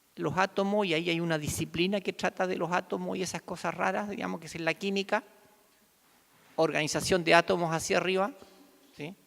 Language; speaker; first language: Spanish; native; Spanish